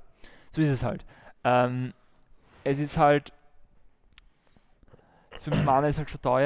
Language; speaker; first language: German; native; German